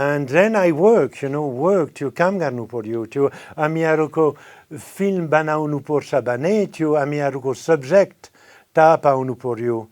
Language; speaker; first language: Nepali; non-native, fluent; French